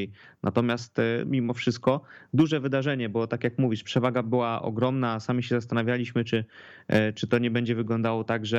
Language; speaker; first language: Polish; native; Polish